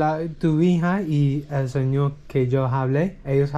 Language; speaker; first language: Spanish; non-native, learner; English